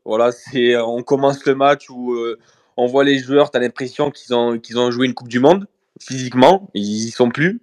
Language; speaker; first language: French; native; French